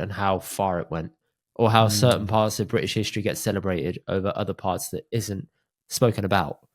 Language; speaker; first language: English; early bilingual, other home language; Punjabi